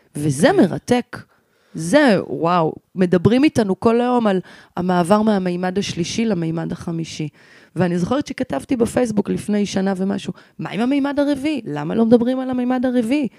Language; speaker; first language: Hebrew; native; Hebrew